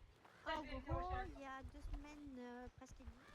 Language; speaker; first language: French; native; French